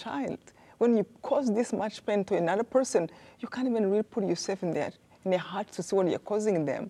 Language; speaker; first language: English; non-native, local second language; Kinyarwanda